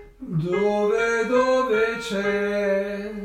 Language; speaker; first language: Italian; non-native, learner; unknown